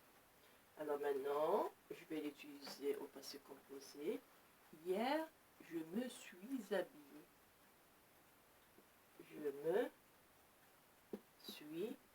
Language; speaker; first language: French; non-native, local second language; Arabic